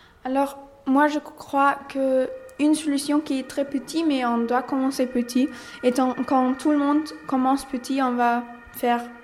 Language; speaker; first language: French; non-native, learner; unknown